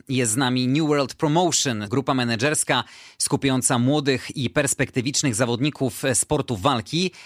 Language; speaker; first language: Polish; native; Polish